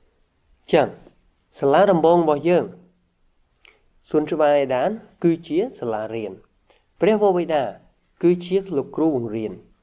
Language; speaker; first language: Khmer; native; Khmer